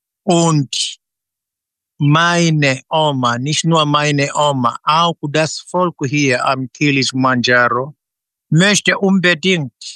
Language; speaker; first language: German; non-native, fluent; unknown